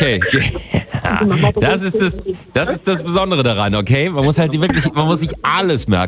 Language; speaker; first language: German; native; German